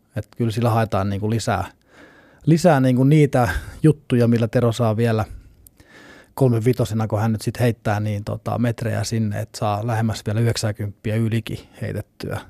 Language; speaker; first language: Finnish; native; Finnish